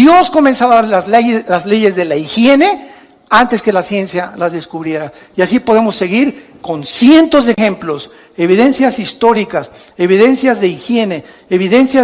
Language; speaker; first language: Spanish; native; Spanish